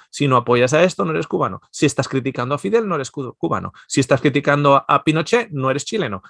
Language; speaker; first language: Spanish; native; Spanish